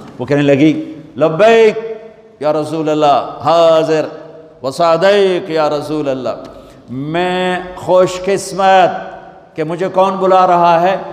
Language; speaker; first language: Urdu; non-native, local second language; Punjabi